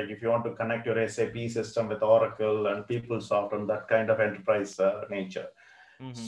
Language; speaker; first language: English; non-native, local second language; Tamil